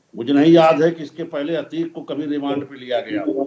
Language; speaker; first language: Hindi; native; Hindi